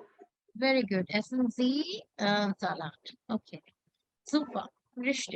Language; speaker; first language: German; non-native, fluent; Hindi